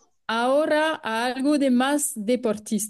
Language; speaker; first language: Spanish; non-native, fluent; French